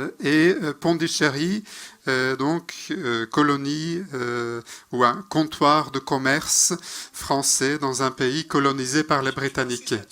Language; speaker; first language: French; non-native, fluent; Norwegian